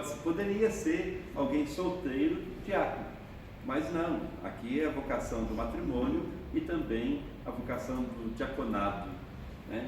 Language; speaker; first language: Portuguese; native; Portuguese